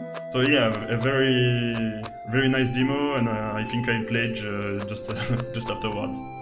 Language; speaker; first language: English; non-native, fluent; French